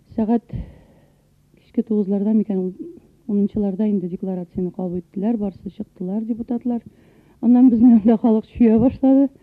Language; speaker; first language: Tatar; native; Tatar